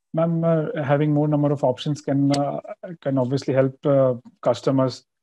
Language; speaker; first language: English; non-native, local second language; Hindi